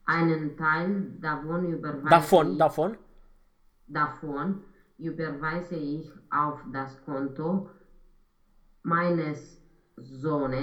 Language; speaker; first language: German; non-native, learner; Romanian